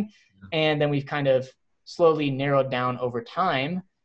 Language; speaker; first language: English; native; English